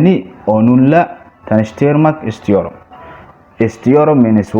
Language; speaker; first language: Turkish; non-native, learner; Somali